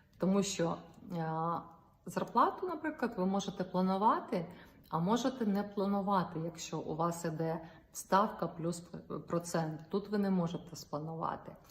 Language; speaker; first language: Ukrainian; non-native, local second language; Russian